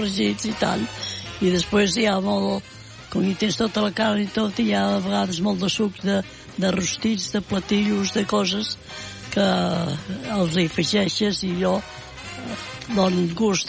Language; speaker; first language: Catalan; native; Catalan